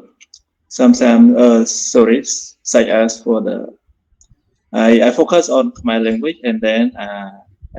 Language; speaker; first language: English; non-native, learner; Khmer